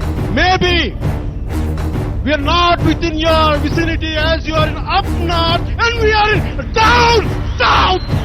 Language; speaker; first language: English; non-native, local second language; Telugu